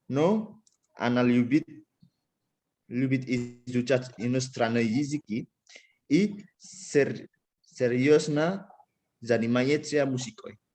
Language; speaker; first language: Russian; non-native, learner; Indonesian